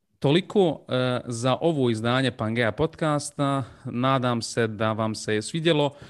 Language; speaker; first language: Croatian; early bilingual, heritage; Bosnian